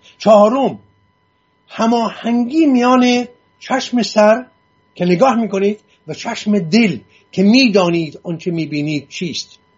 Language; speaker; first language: Persian; non-native, local second language; Assyrian Neo-Aramaic